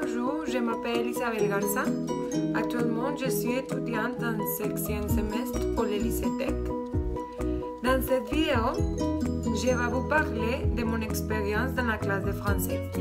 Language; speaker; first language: French; non-native, learner; Spanish